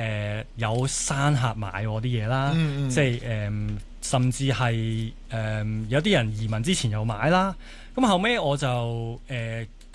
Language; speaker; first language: Cantonese; native; Cantonese